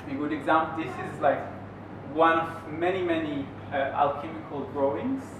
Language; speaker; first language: English; non-native, fluent; Hebrew